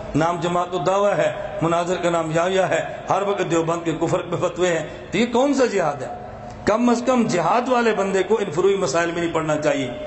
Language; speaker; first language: Urdu; non-native, local second language; Punjabi